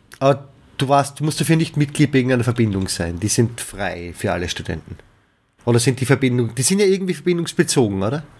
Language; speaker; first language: German; native; German